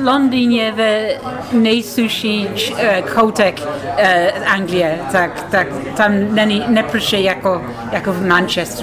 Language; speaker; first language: Czech; non-native, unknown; English